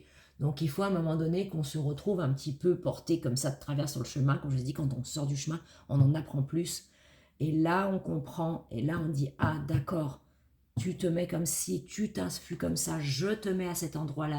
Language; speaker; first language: French; native; French